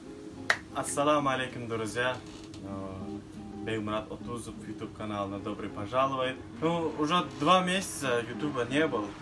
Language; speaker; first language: Russian; non-native, learner; Turkmen